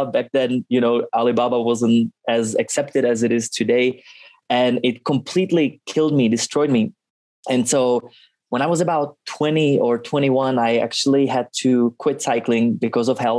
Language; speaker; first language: English; non-native, fluent; Czech